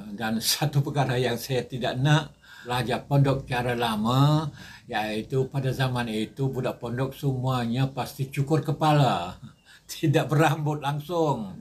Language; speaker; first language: Malay; native; Malay